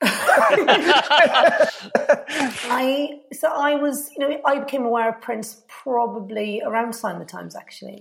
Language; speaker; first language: English; native; English